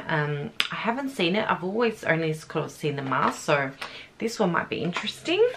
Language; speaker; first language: English; native; English